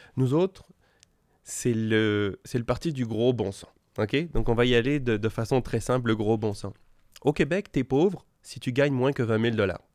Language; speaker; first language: French; native; French